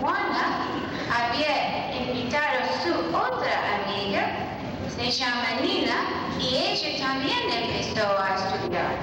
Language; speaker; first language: Spanish; non-native, fluent; English